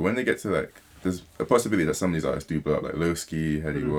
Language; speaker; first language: English; native; English